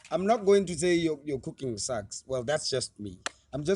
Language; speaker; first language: English; non-native, local second language; Tswana